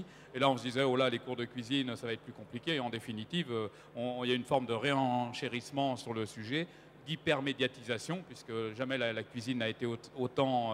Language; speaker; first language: French; native; French